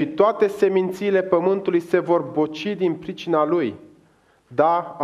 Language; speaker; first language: Romanian; native; Romanian